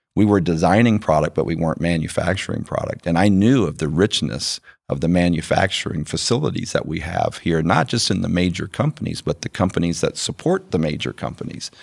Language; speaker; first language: English; native; English